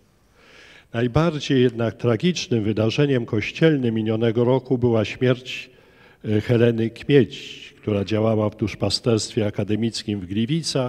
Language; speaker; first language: Polish; native; Polish